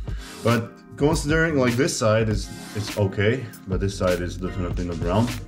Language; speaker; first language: English; non-native, fluent; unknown